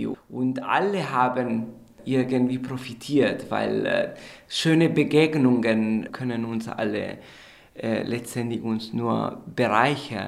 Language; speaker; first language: German; non-native, fluent; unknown